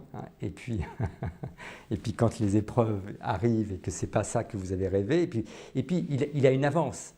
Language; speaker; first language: French; native; French